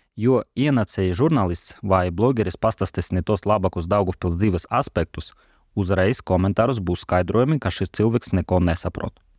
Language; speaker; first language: Latvian; non-native, local second language; Russian